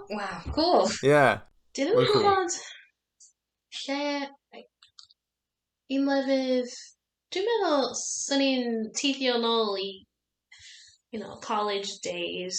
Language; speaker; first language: Welsh; non-native, learner; English